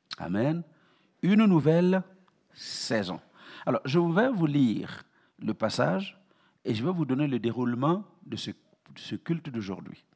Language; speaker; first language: French; non-native, local second language; Mossi